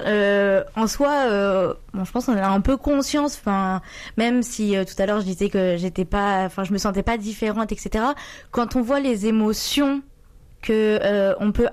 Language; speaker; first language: French; native; French